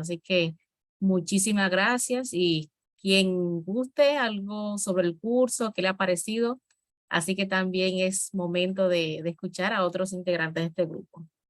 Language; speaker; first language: Spanish; native; Spanish